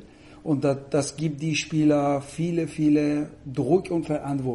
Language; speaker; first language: German; non-native, fluent; Persian